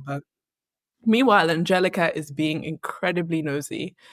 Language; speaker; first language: English; native; English